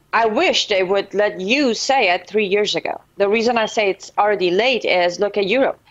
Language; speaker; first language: English; non-native, fluent; Persian